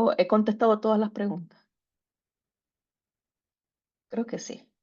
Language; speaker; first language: Spanish; native; Spanish